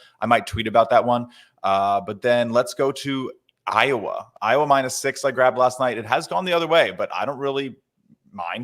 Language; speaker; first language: English; native; English